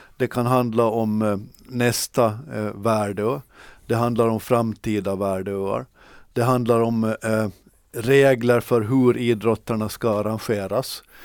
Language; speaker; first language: Swedish; native; Swedish